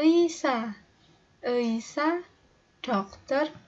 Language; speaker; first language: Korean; non-native, learner; Indonesian